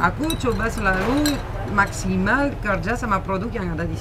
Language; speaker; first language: Indonesian; non-native, fluent; French